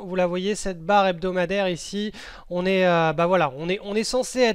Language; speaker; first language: French; native; French